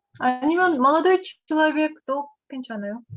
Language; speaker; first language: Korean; non-native, learner; Russian